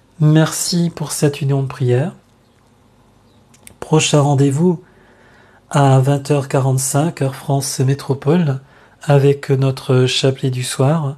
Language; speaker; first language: French; native; French